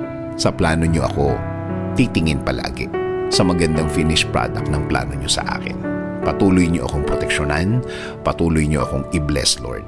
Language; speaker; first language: Filipino; native; Filipino